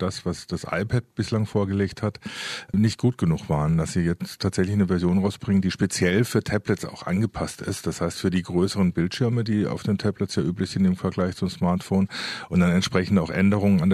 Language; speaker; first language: German; native; German